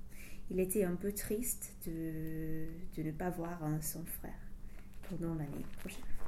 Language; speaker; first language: French; non-native, fluent; English